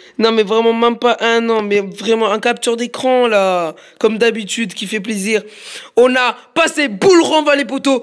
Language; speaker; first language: French; native; French